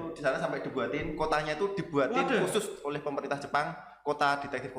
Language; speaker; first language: Indonesian; native; Indonesian